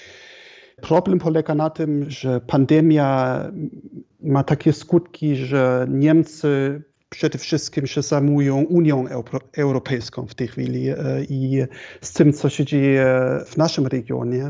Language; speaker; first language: Polish; non-native, fluent; German